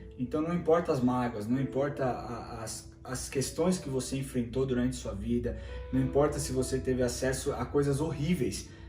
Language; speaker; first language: Portuguese; native; Portuguese